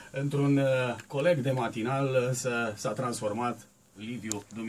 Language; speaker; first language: Romanian; native; Romanian